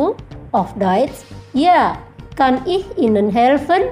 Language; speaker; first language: German; non-native, fluent; Indonesian